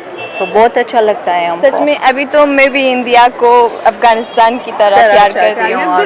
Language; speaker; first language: Hindi; non-native, learner; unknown